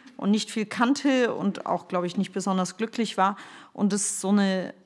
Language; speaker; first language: German; early bilingual, other home language; Russian